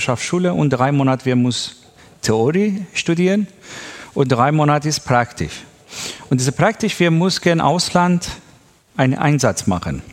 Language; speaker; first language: German; non-native, learner; Persian